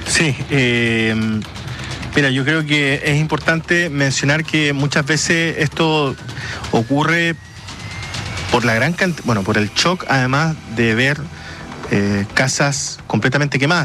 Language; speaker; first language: Spanish; native; Spanish